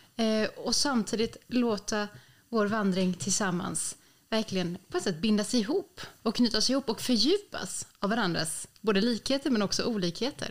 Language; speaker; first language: Swedish; native; Swedish